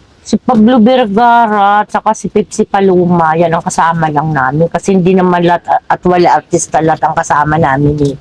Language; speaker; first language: Filipino; non-native, local second language; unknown